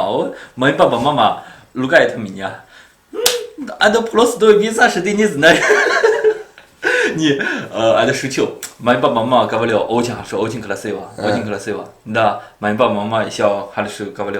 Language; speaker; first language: Russian; non-native, learner; Chinese